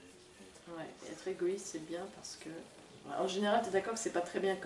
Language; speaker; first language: French; native; French